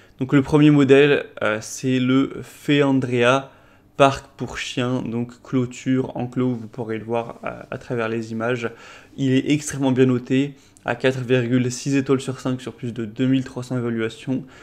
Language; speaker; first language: French; native; French